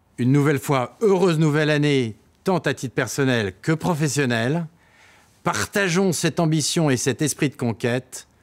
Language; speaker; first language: French; native; French